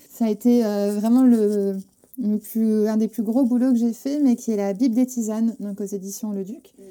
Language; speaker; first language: French; non-native, fluent; Spanish